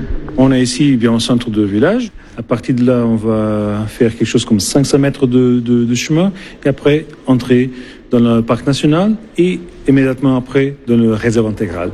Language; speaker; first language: French; non-native, fluent; Portuguese